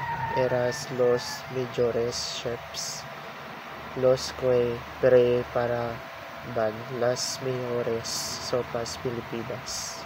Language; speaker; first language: Spanish; non-native, learner; Filipino